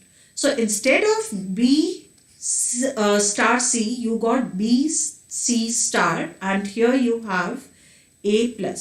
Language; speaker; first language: English; non-native, local second language; Hindi